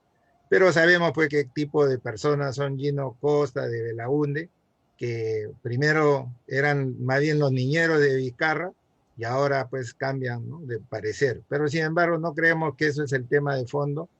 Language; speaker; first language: Spanish; native; Spanish